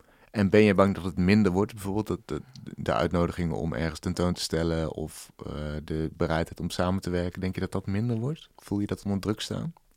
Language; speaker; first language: Dutch; native; Dutch